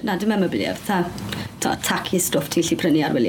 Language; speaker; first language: Welsh; native; Welsh